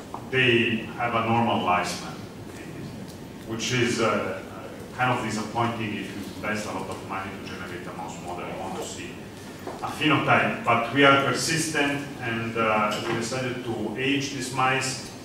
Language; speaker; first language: English; non-native, fluent; Italian